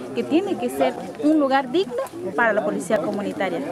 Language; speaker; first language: Spanish; non-native, local second language; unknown